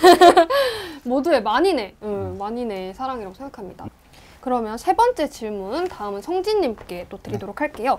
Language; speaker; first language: Korean; native; Korean